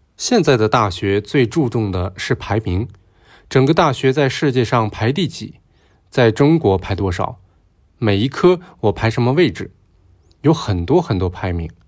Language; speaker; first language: Chinese; non-native, local second language; Cantonese